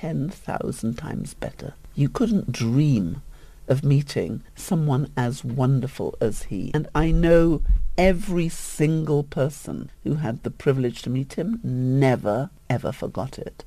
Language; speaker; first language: English; native; English